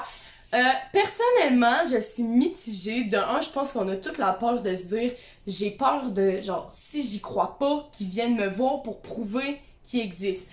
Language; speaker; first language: French; native; French